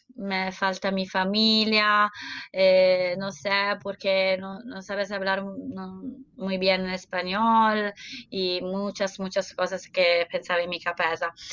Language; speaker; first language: Spanish; non-native, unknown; Italian